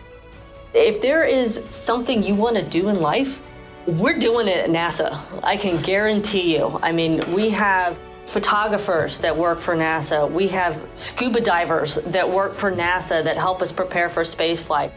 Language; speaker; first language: English; native; English